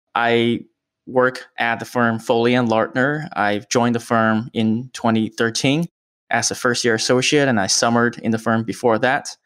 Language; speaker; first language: English; early bilingual, other home language; Chinese